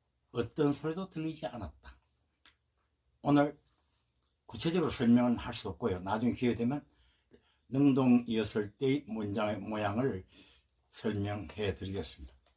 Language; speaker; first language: Korean; native; Korean